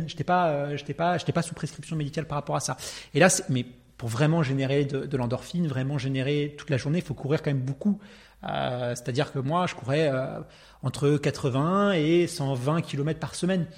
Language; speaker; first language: French; native; French